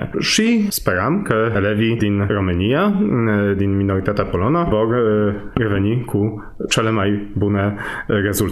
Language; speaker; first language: Romanian; non-native, fluent; Polish